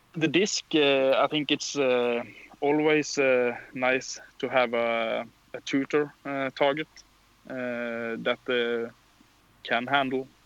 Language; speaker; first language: English; non-native, fluent; Swedish